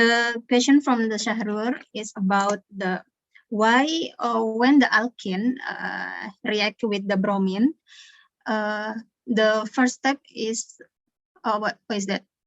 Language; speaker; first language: English; non-native, learner; Indonesian